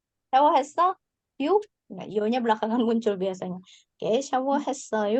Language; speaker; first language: Indonesian; native; Indonesian